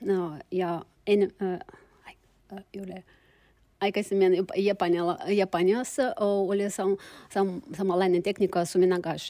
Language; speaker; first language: Finnish; non-native, learner; Turkish